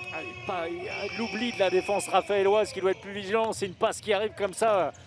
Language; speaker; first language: French; native; French